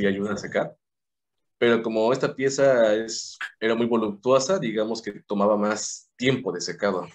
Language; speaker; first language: Spanish; native; Spanish